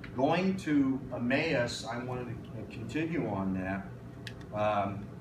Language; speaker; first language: English; native; English